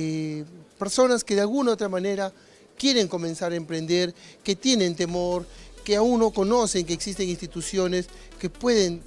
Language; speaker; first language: Spanish; native; Spanish